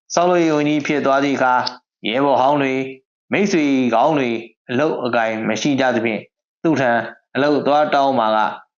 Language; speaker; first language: Burmese; native; Burmese